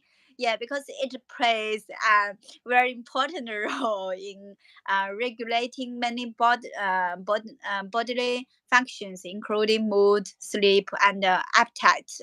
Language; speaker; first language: English; non-native, learner; Chinese